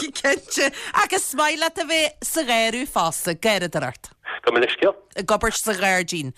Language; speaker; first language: Irish; native; Irish